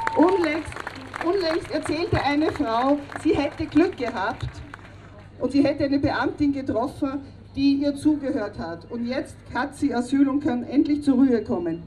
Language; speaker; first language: German; native; German